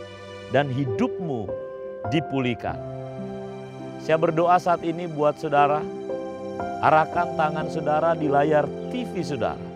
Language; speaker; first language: Indonesian; native; Indonesian